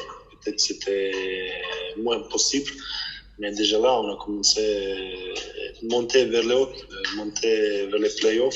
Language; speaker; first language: French; non-native, fluent; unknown